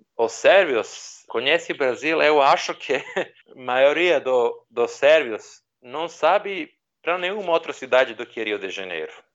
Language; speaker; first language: Portuguese; non-native, learner; Serbian